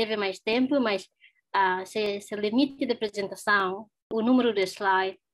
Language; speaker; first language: Portuguese; non-native, learner; Tetum